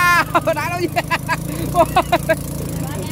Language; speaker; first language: Vietnamese; native; Vietnamese